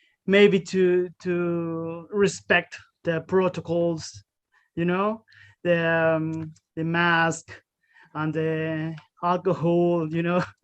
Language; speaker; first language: English; non-native, learner; Spanish